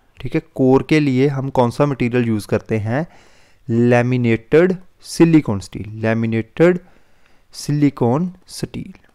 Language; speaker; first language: Hindi; non-native, local second language; Punjabi